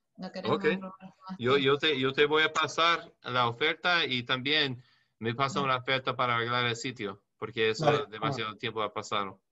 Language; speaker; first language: Spanish; non-native, learner; English